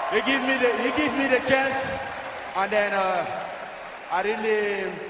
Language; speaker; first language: English; non-native, local second language; French